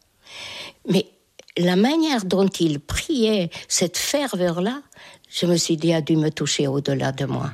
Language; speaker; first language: French; non-native, fluent; Hungarian